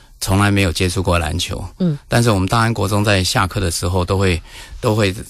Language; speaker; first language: Chinese; native; Chinese